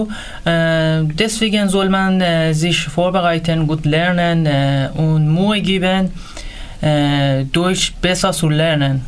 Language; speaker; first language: German; non-native, learner; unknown